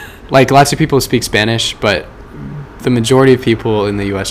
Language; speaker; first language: English; native; English